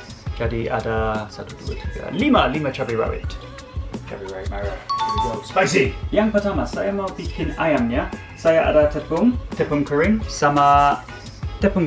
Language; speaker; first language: Indonesian; non-native, fluent; English